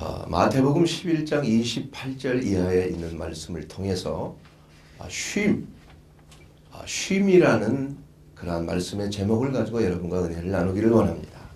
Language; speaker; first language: Korean; native; Korean